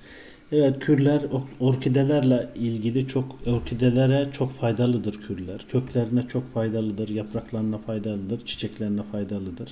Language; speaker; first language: Turkish; native; Turkish